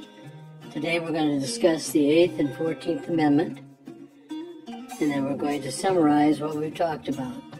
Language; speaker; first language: English; native; English